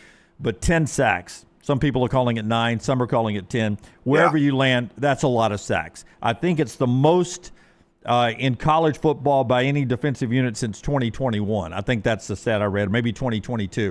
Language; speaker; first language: English; native; English